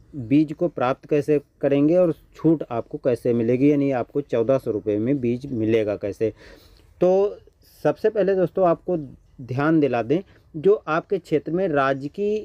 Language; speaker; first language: Hindi; native; Hindi